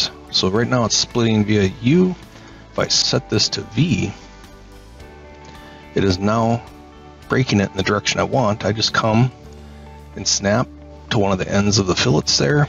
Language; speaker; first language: English; native; English